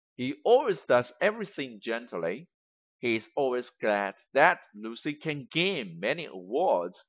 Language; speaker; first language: English; non-native, fluent; Chinese